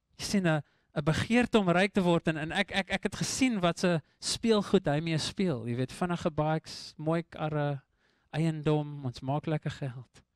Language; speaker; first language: Afrikaans; non-native, local second language; English